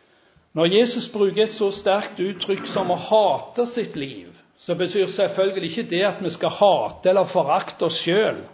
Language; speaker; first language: Norwegian; native; Norwegian